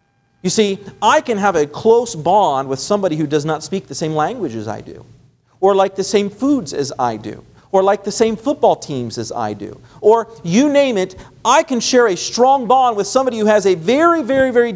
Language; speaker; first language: English; native; English